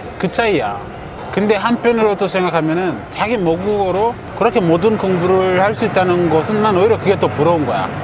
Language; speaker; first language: Korean; non-native, fluent; Kinyarwanda